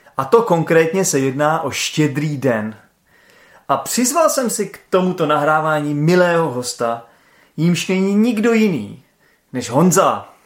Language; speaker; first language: Czech; native; Czech